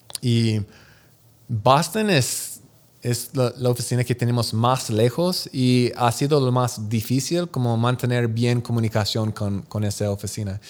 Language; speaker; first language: Spanish; non-native, learner; English